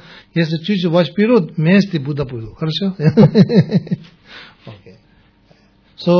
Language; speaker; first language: Russian; non-native, learner; Tibetan